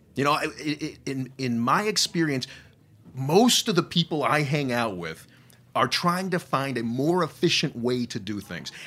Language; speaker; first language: English; native; English